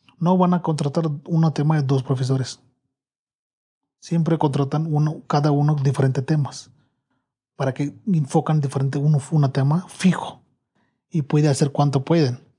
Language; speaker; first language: Spanish; non-native, learner; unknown